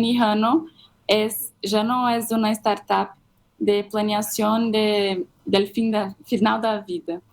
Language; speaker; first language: Spanish; non-native, fluent; Portuguese